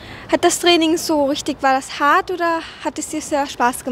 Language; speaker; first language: German; native; German